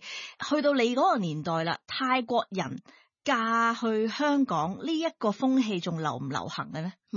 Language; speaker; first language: Cantonese; native; Cantonese